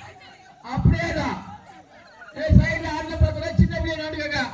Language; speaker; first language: Tamil; native; Tamil